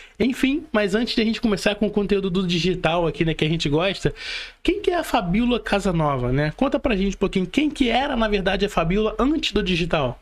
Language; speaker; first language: Portuguese; native; Portuguese